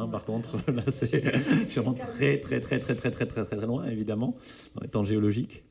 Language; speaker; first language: French; native; French